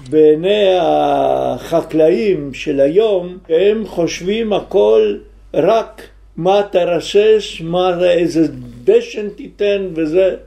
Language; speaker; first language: Hebrew; non-native, fluent; Italian